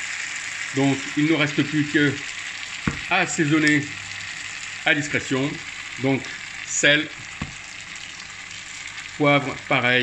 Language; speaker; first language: French; native; French